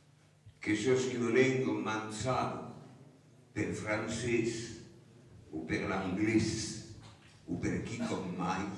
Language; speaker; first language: Italian; non-native, learner; Occitan